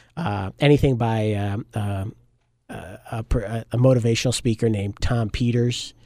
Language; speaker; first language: English; native; English